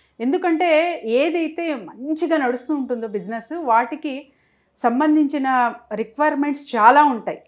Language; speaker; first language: Telugu; non-native, local second language; Urdu